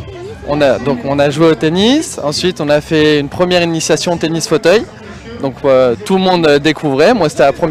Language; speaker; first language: French; native; French